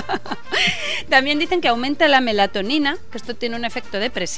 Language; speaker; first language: Spanish; native; Spanish